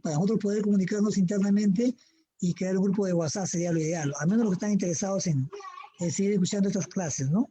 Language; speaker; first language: Spanish; native; Spanish